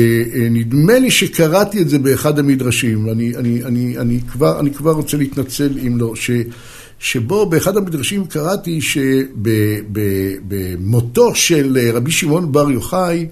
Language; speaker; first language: Hebrew; native; Hebrew